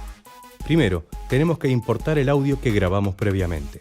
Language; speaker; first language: Spanish; native; Spanish